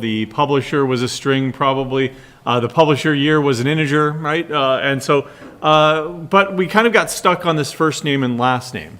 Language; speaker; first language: English; native; English